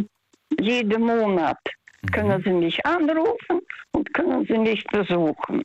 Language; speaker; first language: German; non-native, fluent; Russian